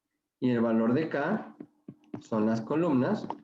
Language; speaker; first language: Spanish; native; Spanish